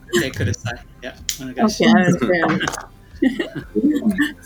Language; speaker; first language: Japanese; non-native, learner; English